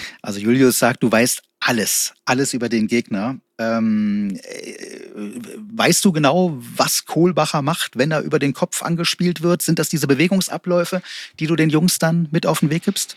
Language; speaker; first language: German; native; German